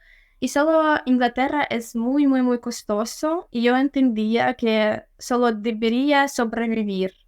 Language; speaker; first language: Spanish; non-native, fluent; Ukrainian